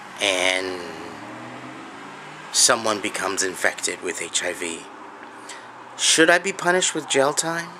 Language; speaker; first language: English; native; English